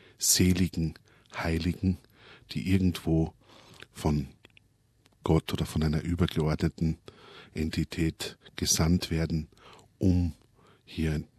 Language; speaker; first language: German; native; German